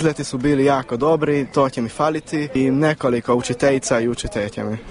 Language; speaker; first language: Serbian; early bilingual, heritage; Serbian